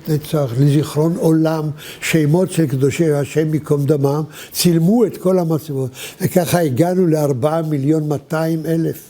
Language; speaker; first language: Hebrew; early bilingual, other home language; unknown